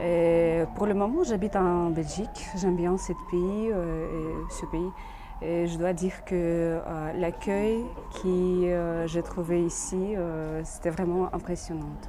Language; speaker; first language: French; non-native, learner; Russian